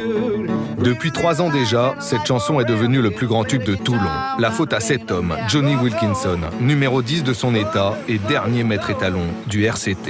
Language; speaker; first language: French; native; French